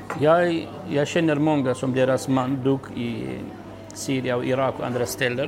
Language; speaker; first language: Swedish; non-native, learner; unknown